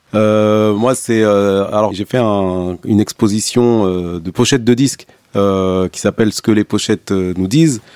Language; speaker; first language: French; non-native, local second language; Arabic